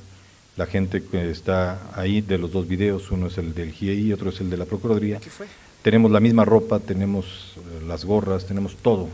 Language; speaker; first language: Spanish; native; Spanish